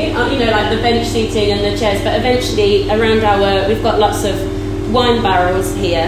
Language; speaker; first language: English; native; English